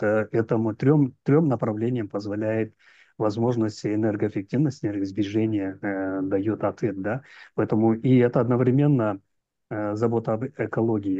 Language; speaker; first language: Russian; non-native, local second language; Uzbek